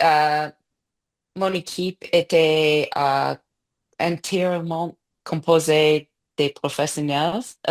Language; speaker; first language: French; non-native, learner; English